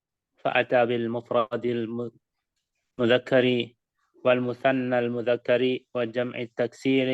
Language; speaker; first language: Arabic; non-native, learner; Indonesian